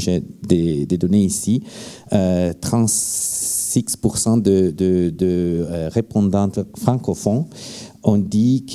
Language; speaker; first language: French; non-native, fluent; Italian